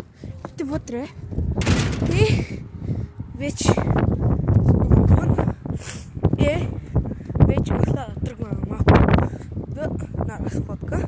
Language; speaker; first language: Bulgarian; native; Bulgarian